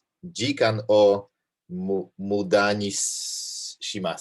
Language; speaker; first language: Japanese; non-native, learner; Polish